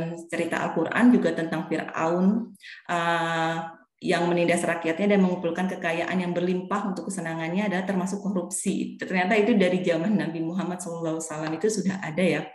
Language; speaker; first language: Indonesian; native; Indonesian